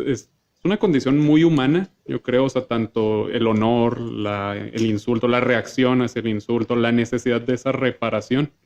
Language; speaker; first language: Spanish; native; Spanish